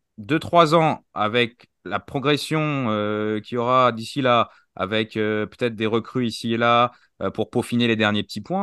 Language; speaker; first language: French; native; French